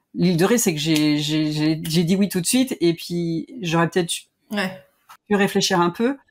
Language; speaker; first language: French; native; French